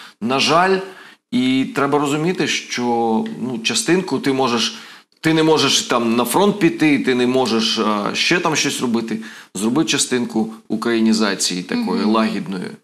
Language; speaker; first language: Ukrainian; non-native, local second language; Russian